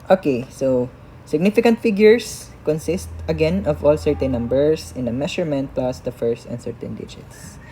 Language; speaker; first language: English; non-native, local second language; Cebuano